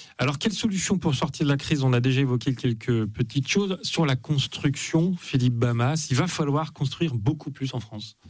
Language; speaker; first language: French; native; French